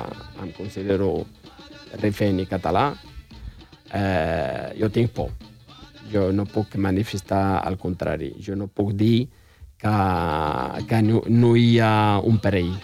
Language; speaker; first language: Catalan; non-native, fluent; Riffian